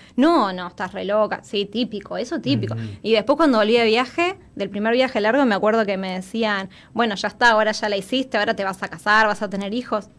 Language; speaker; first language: Spanish; native; Spanish